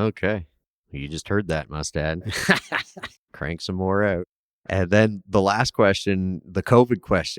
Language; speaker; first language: English; native; English